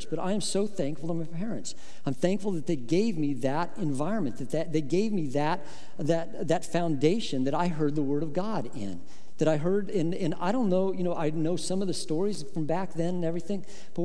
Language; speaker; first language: English; native; English